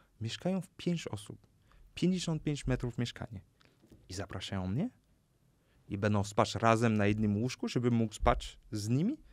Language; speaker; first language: Polish; non-native, fluent; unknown